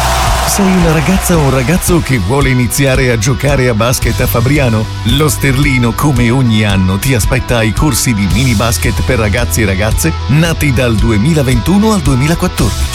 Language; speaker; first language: Italian; native; Italian